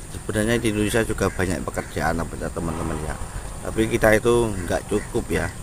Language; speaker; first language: Indonesian; non-native, local second language; Javanese